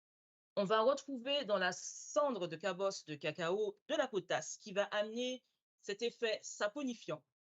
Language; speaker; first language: French; native; French